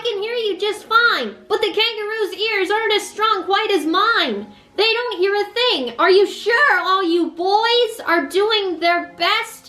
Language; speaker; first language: English; native; English